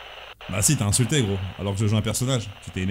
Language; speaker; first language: French; native; French